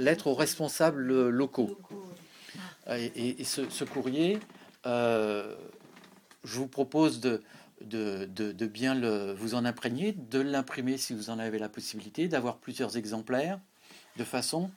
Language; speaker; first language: French; native; French